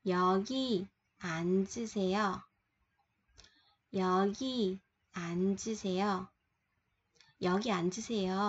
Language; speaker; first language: Korean; non-native, fluent; Vietnamese